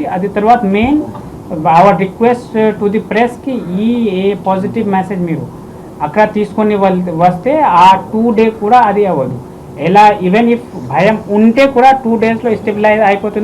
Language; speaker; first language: Telugu; non-native, fluent; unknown